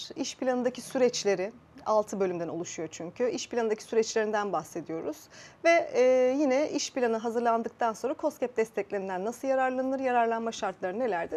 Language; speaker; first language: Turkish; native; Turkish